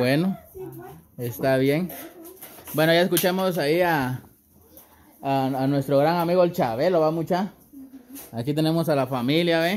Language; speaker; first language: Spanish; native; Spanish